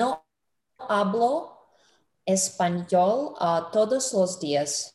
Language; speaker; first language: Spanish; non-native, learner; English